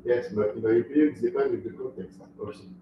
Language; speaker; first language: English; non-native, fluent; French